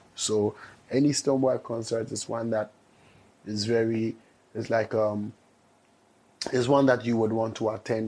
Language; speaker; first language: English; non-native, local second language; Ewe